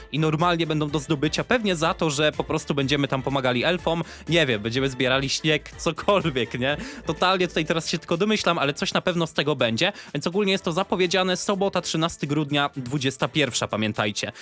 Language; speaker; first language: Polish; native; Polish